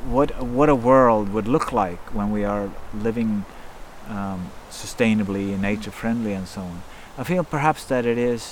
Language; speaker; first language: English; non-native, fluent; Norwegian